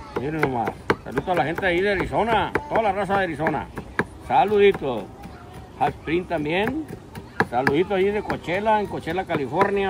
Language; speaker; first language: Spanish; native; Spanish